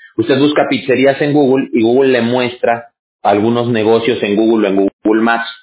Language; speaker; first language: Spanish; native; Spanish